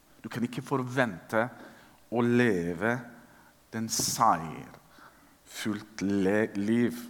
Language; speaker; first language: Norwegian; non-native, fluent; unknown